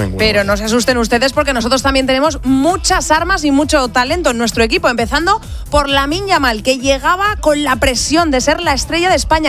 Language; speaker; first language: Spanish; native; Spanish